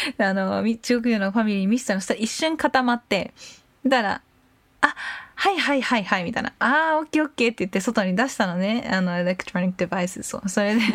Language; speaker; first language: Japanese; native; Japanese